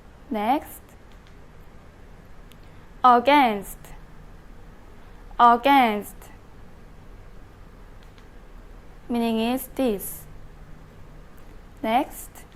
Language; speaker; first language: English; non-native, learner; Indonesian